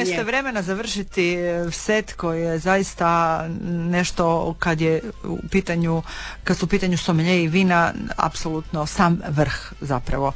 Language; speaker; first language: Serbian; native; Serbian